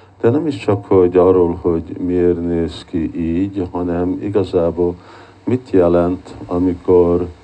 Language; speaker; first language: Hungarian; early bilingual, heritage; Hungarian